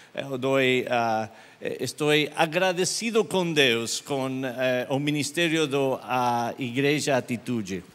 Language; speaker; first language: Portuguese; non-native, learner; English